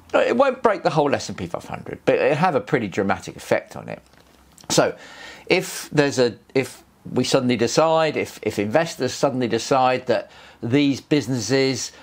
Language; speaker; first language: English; native; English